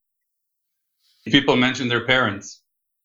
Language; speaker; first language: English; non-native, fluent; Hebrew